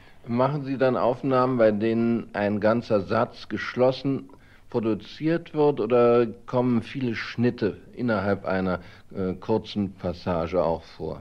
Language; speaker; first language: German; native; German